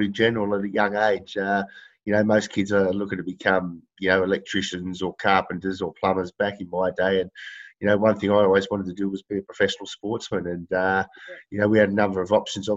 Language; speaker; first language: English; native; English